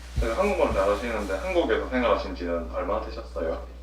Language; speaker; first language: Korean; native; Korean